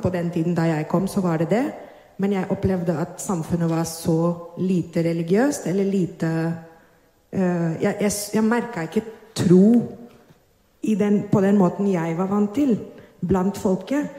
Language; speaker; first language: Norwegian; non-native, fluent; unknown